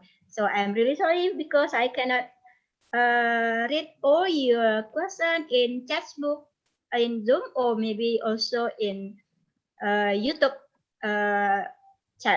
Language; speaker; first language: English; non-native, fluent; Indonesian